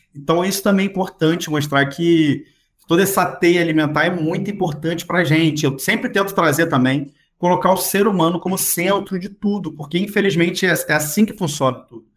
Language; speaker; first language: Portuguese; native; Portuguese